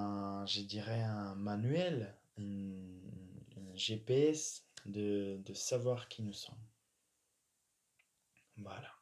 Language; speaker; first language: French; non-native, fluent; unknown